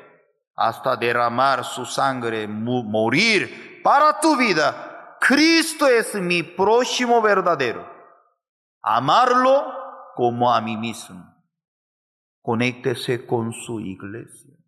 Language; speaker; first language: Spanish; non-native, fluent; Korean